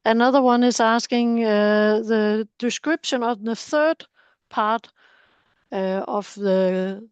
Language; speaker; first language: English; non-native, fluent; Danish